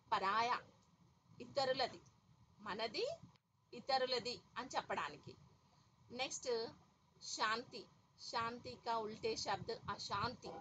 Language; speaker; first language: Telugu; native; Telugu